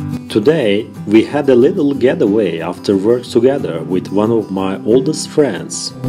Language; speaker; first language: English; non-native, fluent; Turkish